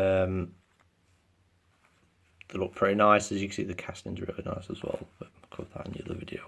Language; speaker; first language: English; native; English